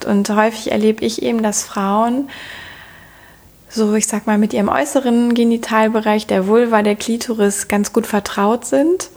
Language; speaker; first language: German; native; German